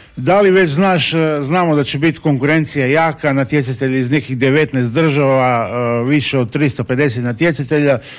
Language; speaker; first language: Croatian; native; Croatian